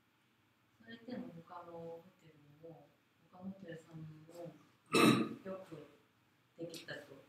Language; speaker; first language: Japanese; non-native, fluent; Korean